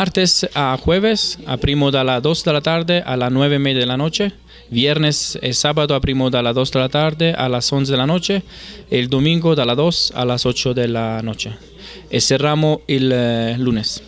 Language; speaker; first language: Spanish; non-native, fluent; Italian